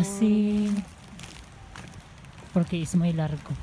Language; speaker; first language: Spanish; non-native, learner; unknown